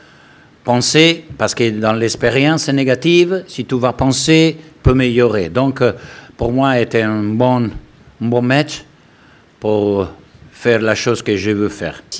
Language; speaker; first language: French; non-native, learner; Italian